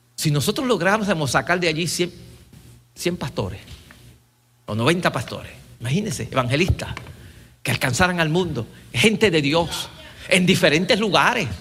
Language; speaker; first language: Spanish; native; Spanish